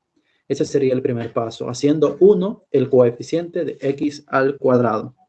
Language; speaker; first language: Spanish; native; Spanish